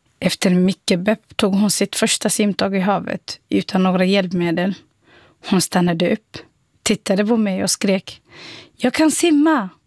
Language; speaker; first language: Swedish; non-native, fluent; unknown